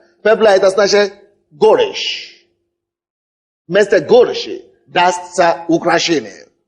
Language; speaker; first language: Russian; non-native, fluent; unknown